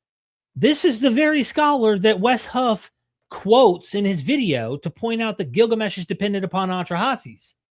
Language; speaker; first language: English; native; English